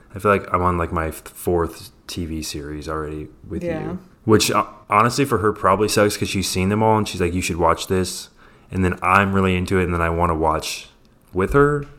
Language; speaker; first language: English; native; English